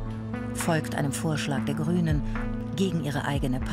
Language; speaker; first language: German; native; German